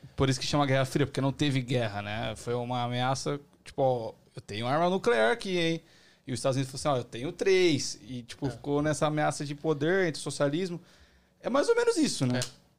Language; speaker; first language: Portuguese; native; Portuguese